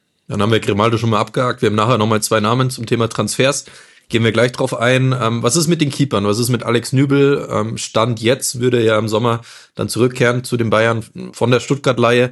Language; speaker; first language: German; native; German